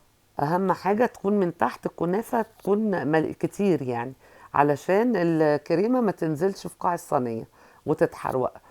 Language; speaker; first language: Arabic; native; Arabic